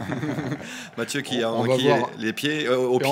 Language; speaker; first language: French; native; French